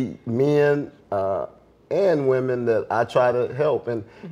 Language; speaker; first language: English; native; English